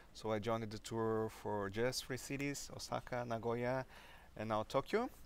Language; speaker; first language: English; non-native, fluent; Portuguese